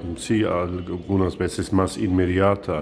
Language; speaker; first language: Spanish; non-native, fluent; German